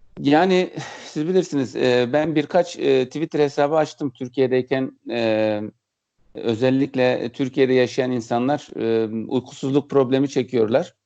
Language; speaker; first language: Turkish; native; Turkish